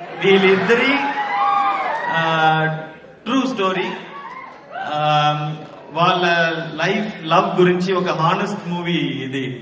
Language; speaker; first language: Telugu; non-native, learner; Tamil